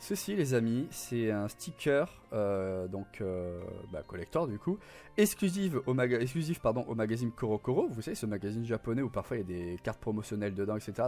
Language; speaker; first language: French; native; French